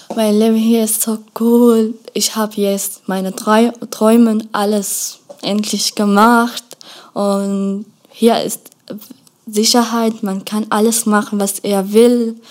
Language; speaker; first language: German; non-native, learner; Kurdish